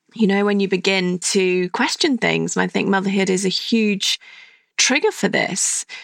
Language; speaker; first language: English; native; English